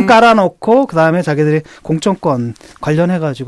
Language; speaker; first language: Korean; native; Korean